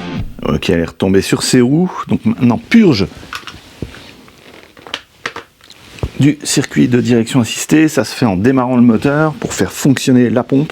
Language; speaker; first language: French; native; French